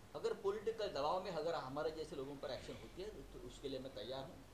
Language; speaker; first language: Hindi; non-native, local second language; Marathi